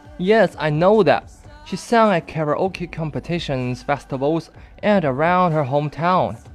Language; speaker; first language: English; non-native, learner; Chinese